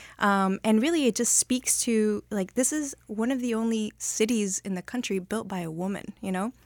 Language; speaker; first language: English; early bilingual, other home language; Spanish